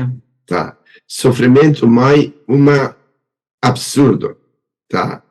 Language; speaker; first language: Portuguese; non-native, learner; Persian